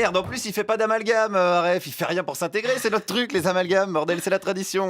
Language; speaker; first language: French; native; French